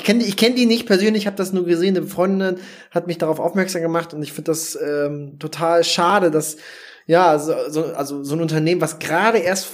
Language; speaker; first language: German; native; German